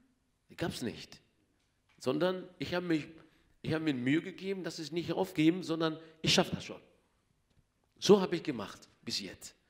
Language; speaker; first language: German; non-native, learner; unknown